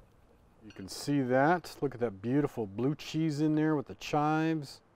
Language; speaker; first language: English; native; English